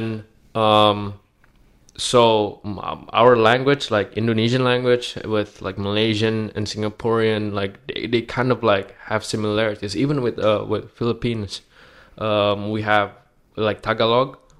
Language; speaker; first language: English; non-native, fluent; Indonesian